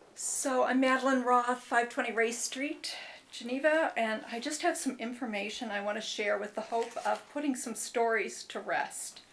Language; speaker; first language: English; native; English